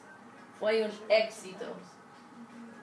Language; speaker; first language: Spanish; non-native, learner; English